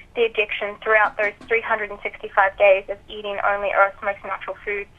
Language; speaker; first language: English; native; English